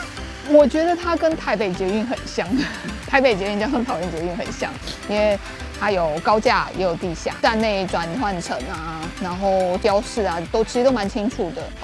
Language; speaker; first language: Chinese; native; Chinese